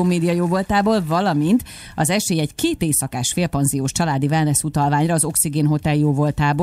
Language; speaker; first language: Hungarian; native; Hungarian